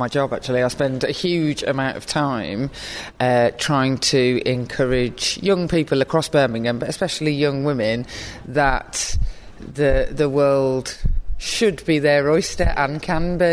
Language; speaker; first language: English; native; English